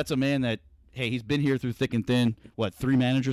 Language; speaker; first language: English; native; English